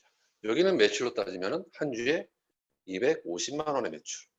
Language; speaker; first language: Korean; native; Korean